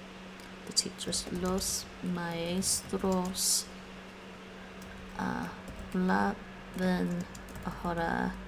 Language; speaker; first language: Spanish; non-native, learner; English